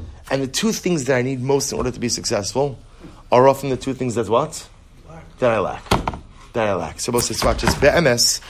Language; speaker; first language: English; native; English